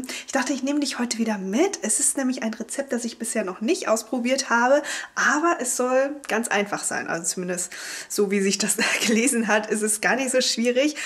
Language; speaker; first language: German; native; German